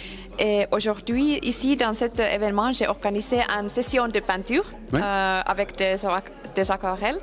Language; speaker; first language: French; non-native, learner; Finnish